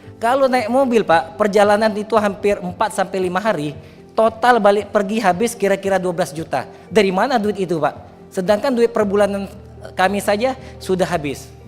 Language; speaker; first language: Indonesian; native; Indonesian